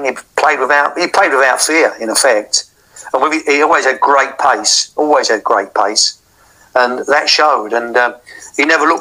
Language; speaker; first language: English; native; English